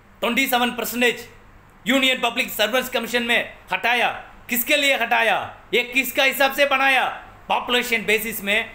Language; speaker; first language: Hindi; non-native, local second language; Tamil